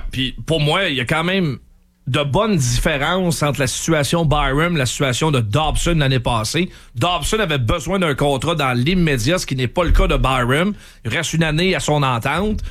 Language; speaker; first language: French; native; French